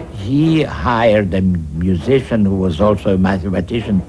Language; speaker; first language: English; non-native, fluent; Russian